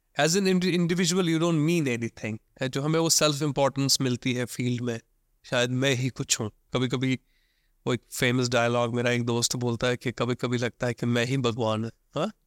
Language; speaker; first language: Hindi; non-native, local second language; Kashmiri